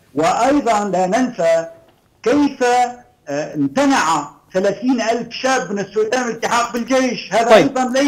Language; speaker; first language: Arabic; native; Arabic